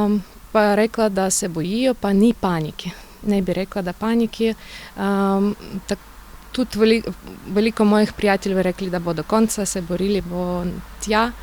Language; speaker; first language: Slovenian; non-native, learner; Ukrainian